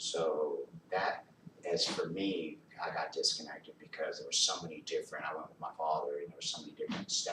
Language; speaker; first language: English; native; English